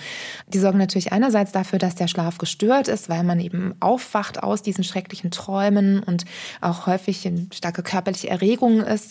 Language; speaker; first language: German; native; German